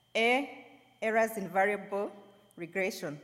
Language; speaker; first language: French; non-native, fluent; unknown